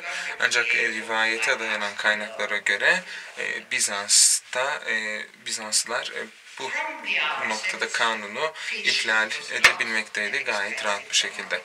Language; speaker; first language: Turkish; native; Turkish